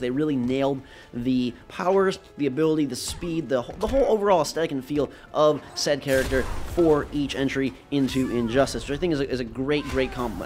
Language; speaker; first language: English; native; English